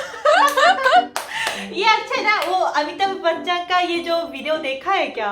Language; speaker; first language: Hindi; non-native, fluent; Japanese